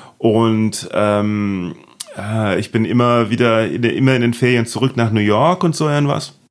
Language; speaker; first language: German; native; German